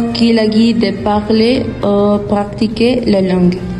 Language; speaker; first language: French; non-native, learner; Spanish